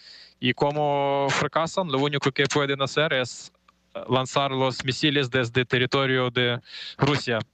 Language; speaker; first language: Spanish; non-native, fluent; Ukrainian